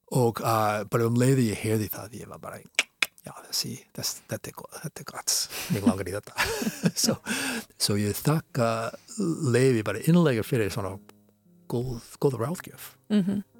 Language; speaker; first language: Icelandic; non-native, fluent; English